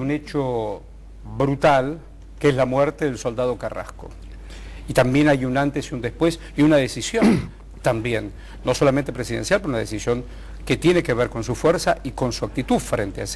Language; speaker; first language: Spanish; native; Spanish